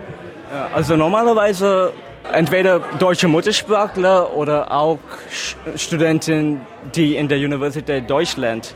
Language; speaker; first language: German; non-native, fluent; English